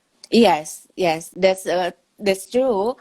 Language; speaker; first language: English; non-native, local second language; Indonesian